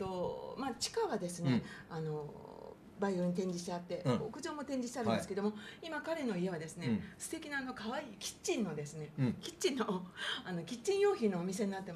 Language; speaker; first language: Japanese; native; Japanese